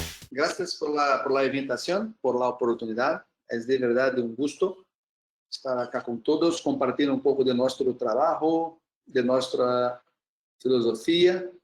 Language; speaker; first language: Spanish; non-native, learner; Portuguese